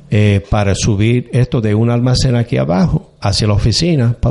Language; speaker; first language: Spanish; non-native, fluent; English